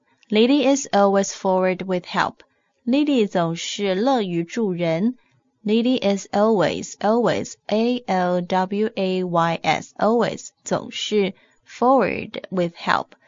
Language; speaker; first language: English; non-native, fluent; Chinese